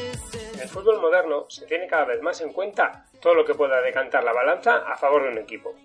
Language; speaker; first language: Spanish; native; Spanish